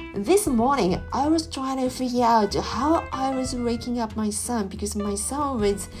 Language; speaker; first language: English; non-native, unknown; Japanese